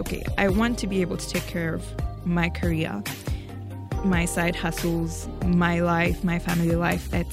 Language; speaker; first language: English; non-native, local second language; Ganda